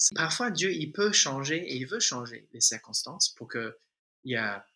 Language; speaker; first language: French; non-native, fluent; English